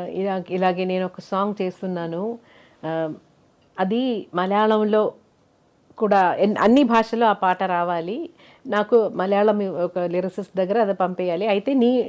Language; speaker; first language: Telugu; non-native, learner; Malayalam